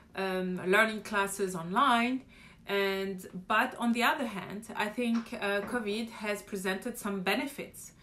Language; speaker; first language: English; non-native, fluent; French